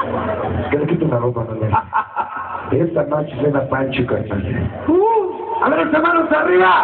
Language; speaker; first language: Spanish; native; Spanish